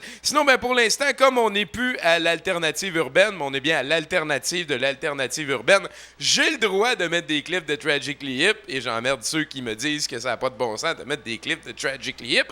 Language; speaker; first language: French; native; French